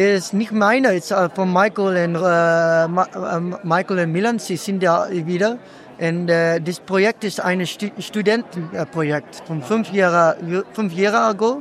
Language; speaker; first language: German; non-native, learner; Dutch